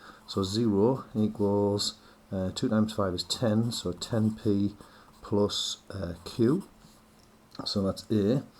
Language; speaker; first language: English; native; English